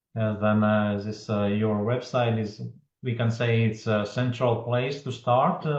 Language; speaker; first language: English; non-native, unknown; Latvian